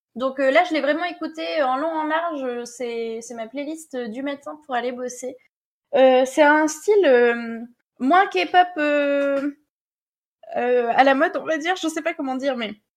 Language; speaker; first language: French; native; French